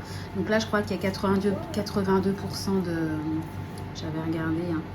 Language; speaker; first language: French; native; French